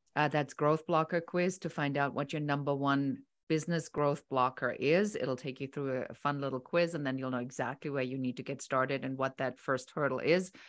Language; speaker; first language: English; non-native, fluent; German